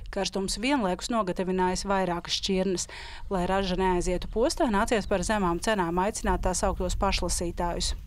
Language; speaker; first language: Latvian; native; Latvian